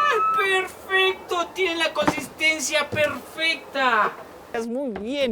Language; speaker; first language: Spanish; native; Spanish